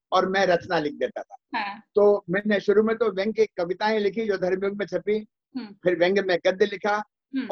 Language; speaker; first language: Hindi; native; Hindi